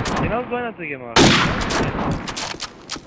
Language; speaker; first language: German; non-native, local second language; Swedish